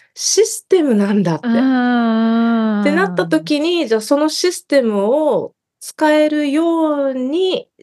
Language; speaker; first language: Japanese; native; Japanese